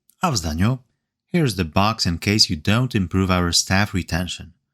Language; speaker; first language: English; non-native, fluent; Polish